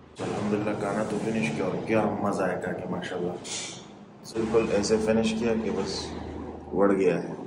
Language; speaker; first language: Urdu; non-native, fluent; Pashto